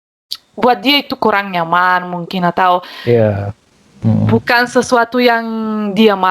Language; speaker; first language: Indonesian; non-native, fluent; Bulgarian